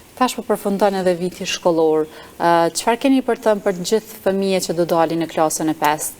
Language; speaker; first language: Albanian; native; Albanian